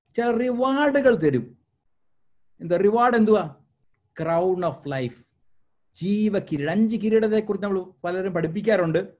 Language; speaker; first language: Malayalam; early bilingual, heritage; Malayalam